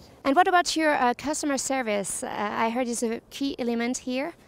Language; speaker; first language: English; non-native, fluent; French